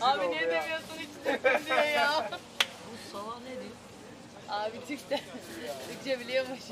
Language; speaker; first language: Turkish; native; Turkish